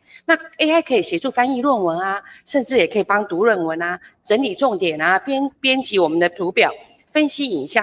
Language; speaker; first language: Chinese; native; Chinese